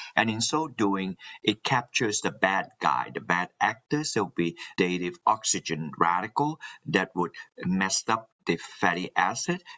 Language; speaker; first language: English; non-native, local second language; Min Nan Chinese